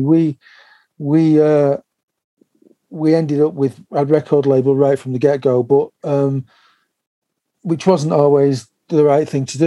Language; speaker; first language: English; native; English